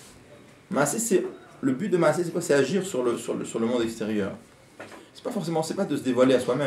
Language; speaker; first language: French; native; French